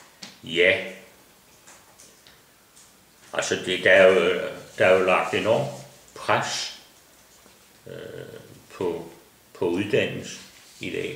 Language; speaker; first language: Danish; native; Danish